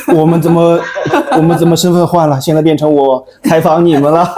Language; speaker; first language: Chinese; native; Chinese